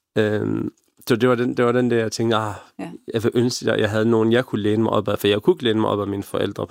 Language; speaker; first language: Danish; early bilingual, other home language; Arabic